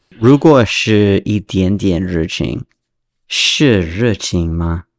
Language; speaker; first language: Chinese; non-native, learner; English